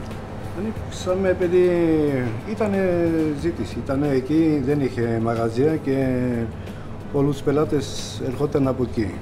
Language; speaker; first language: Greek; non-native, fluent; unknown